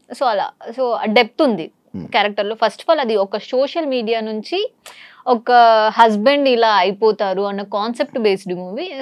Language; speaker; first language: Telugu; native; Telugu